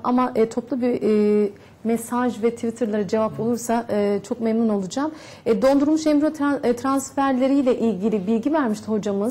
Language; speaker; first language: Turkish; native; Turkish